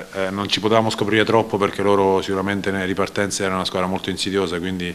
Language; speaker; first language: Italian; native; Italian